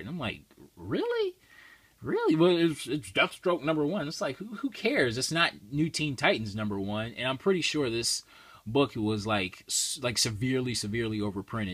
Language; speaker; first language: English; native; English